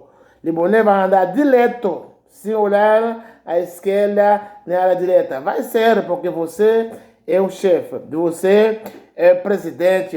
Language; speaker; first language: Portuguese; non-native, learner; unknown